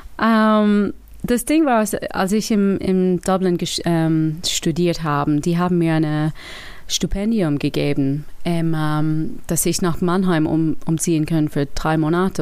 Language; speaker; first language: German; non-native, learner; English